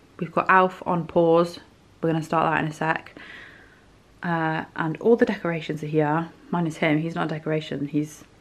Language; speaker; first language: English; native; English